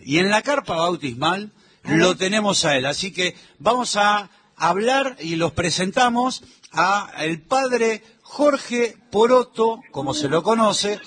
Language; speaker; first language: Spanish; native; Spanish